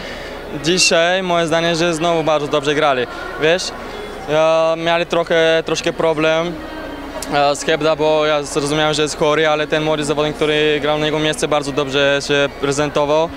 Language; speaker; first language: Polish; non-native, learner; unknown